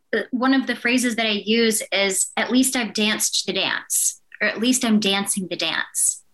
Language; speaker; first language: English; native; English